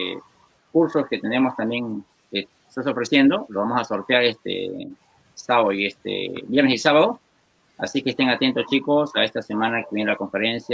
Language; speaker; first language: Spanish; native; Spanish